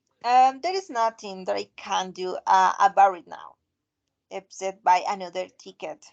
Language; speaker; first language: English; non-native, fluent; Spanish